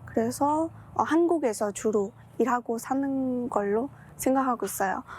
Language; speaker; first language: Korean; non-native, fluent; Mongolian